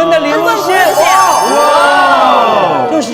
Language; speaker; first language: Chinese; non-native, learner; Korean